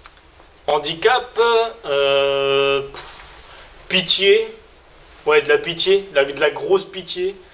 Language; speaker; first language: French; native; French